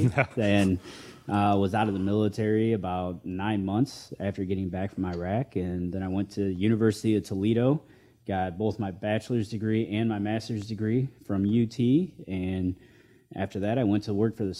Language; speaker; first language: English; native; English